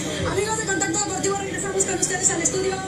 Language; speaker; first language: Spanish; native; Spanish